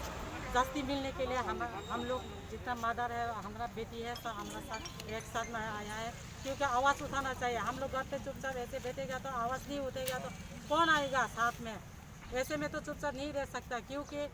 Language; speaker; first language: Hindi; non-native, local second language; Kok Borok